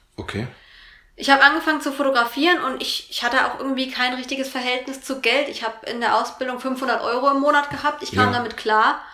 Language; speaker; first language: German; native; German